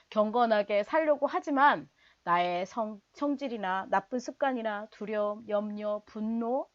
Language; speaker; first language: Korean; native; Korean